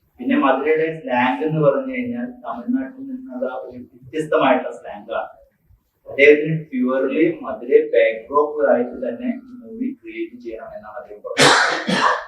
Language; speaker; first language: Malayalam; native; Malayalam